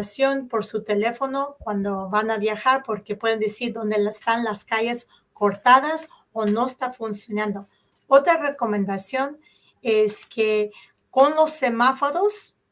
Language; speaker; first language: Spanish; early bilingual, heritage; Spanish